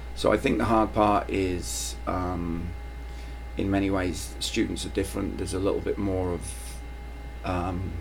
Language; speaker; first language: English; native; English